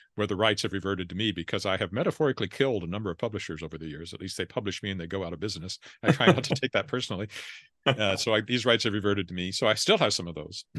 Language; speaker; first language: English; native; English